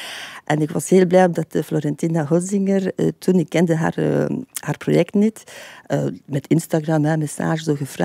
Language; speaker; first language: Dutch; non-native, fluent; French